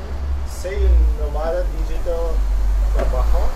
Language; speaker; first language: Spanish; non-native, learner; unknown